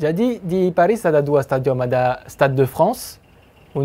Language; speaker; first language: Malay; non-native, fluent; French